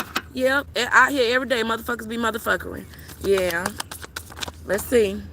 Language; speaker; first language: English; native; English